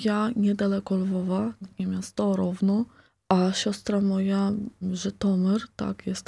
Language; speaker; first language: Polish; non-native, local second language; Ukrainian